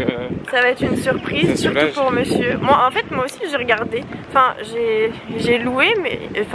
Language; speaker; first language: French; native; French